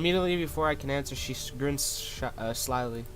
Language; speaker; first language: English; native; English